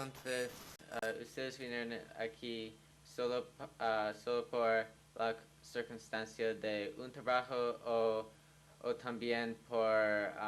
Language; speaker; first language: Spanish; non-native, learner; English